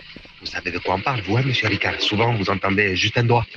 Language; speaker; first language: French; native; French